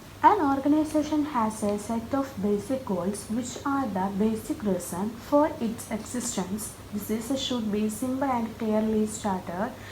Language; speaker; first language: English; non-native, local second language; Malayalam